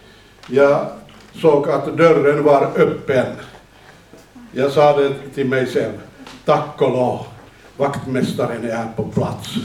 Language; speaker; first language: Swedish; non-native, fluent; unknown